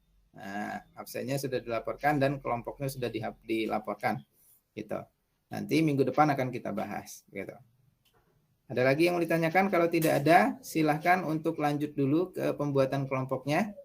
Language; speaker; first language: Indonesian; native; Indonesian